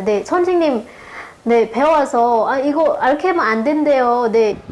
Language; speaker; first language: Korean; non-native, local second language; Lao